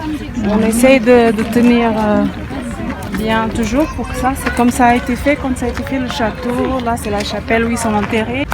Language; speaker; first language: French; non-native, fluent; Portuguese